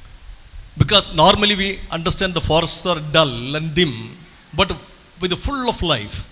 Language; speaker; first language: English; non-native, local second language; Tamil